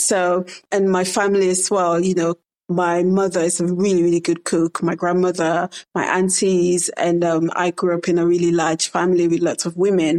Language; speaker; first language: English; non-native, local second language; Krio